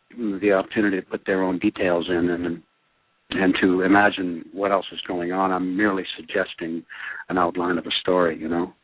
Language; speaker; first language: English; early bilingual, other home language; French